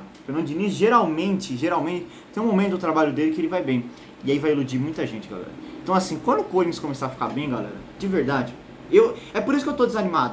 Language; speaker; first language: Portuguese; native; Portuguese